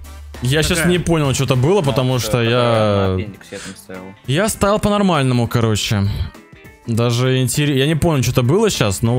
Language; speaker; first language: Russian; native; Russian